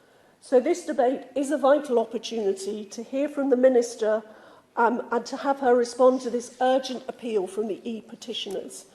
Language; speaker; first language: English; native; English